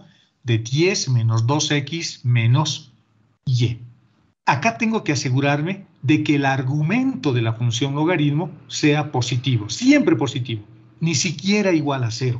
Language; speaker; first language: Spanish; native; Spanish